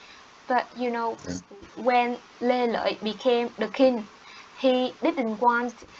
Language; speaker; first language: English; non-native, learner; Vietnamese